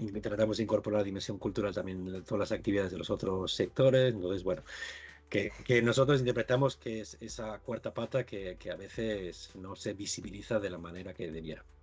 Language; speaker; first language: Spanish; native; Spanish